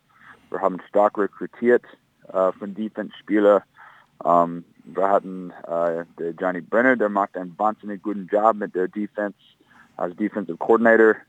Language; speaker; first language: German; non-native, fluent; English